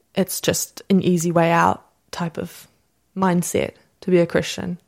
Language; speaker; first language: English; native; English